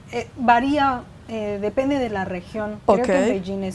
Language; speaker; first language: Spanish; non-native, fluent; Chinese